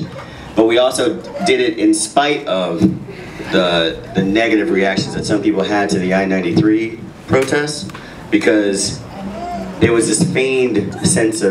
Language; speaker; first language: English; native; English